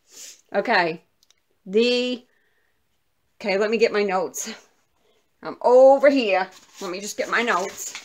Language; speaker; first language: English; native; English